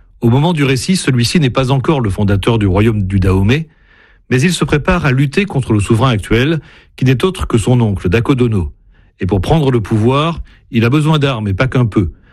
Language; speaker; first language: French; native; French